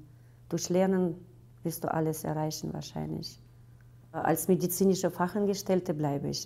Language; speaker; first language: German; non-native, fluent; Russian